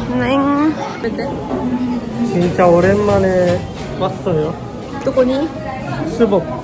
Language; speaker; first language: Korean; non-native, learner; Japanese